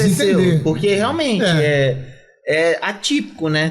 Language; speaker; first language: Portuguese; native; Portuguese